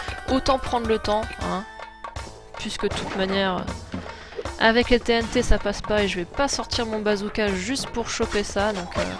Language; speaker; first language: French; native; French